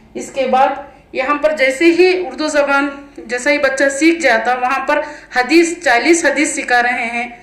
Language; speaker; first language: Urdu; native; Urdu